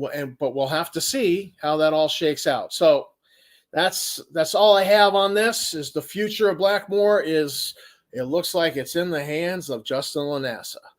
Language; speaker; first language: English; native; English